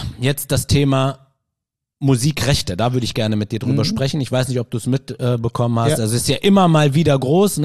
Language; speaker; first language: German; early bilingual, other home language; Arabic